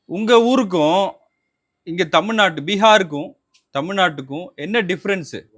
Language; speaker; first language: Tamil; native; Tamil